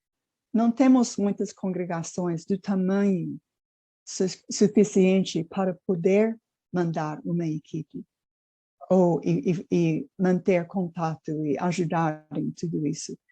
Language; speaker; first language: Portuguese; non-native, fluent; English